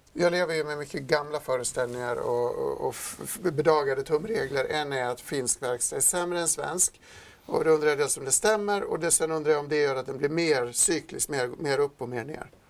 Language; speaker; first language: Swedish; native; Swedish